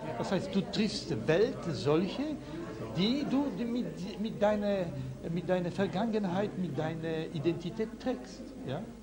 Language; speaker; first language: German; non-native, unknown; Polish